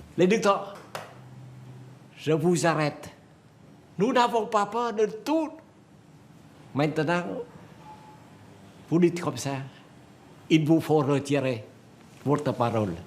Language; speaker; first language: French; non-native, fluent; Vietnamese